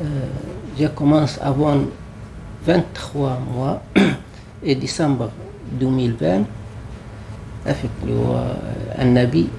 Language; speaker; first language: French; non-native, learner; Arabic